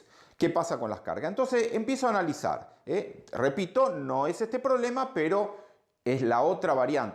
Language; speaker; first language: Spanish; native; Spanish